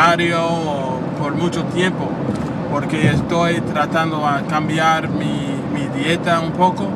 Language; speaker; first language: Spanish; non-native, learner; English